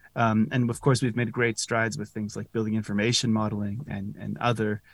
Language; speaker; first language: English; native; English